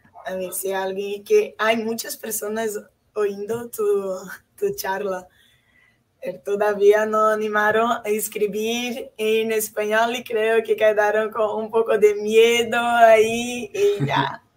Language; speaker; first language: Spanish; non-native, fluent; Portuguese